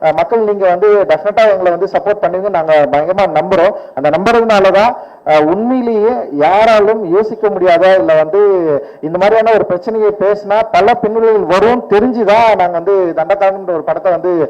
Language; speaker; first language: Tamil; native; Tamil